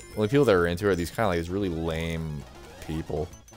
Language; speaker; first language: English; native; English